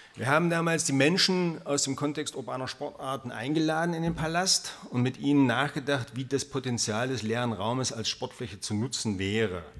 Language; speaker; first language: German; native; German